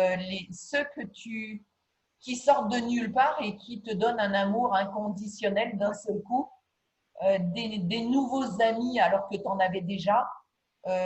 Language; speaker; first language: French; native; French